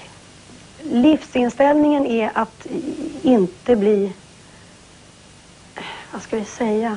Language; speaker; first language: Swedish; native; Swedish